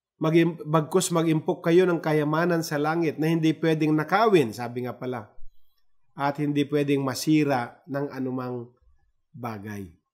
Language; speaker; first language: Filipino; native; Filipino